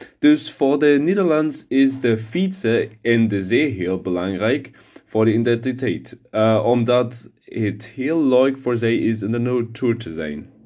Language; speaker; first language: Dutch; non-native, learner; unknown